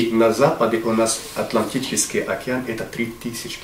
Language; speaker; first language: Russian; non-native, fluent; Arabic